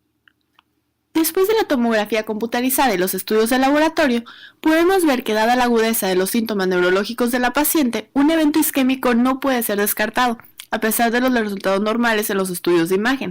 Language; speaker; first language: Spanish; native; Spanish